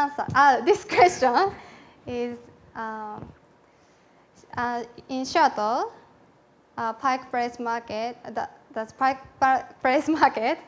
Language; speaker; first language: English; non-native, learner; Japanese